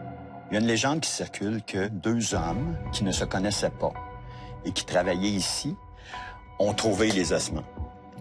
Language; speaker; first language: French; native; French